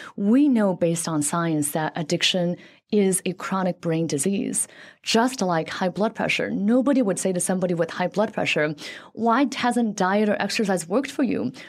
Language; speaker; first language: English; early bilingual, other home language; Chinese